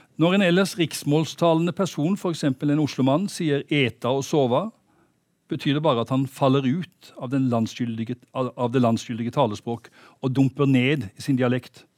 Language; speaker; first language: Norwegian; native; Norwegian